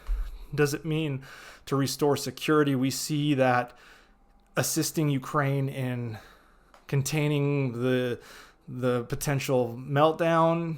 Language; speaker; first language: English; native; English